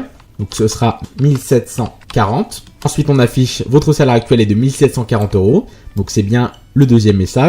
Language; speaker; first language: French; native; French